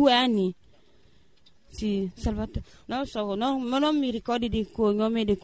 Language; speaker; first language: Italian; non-native, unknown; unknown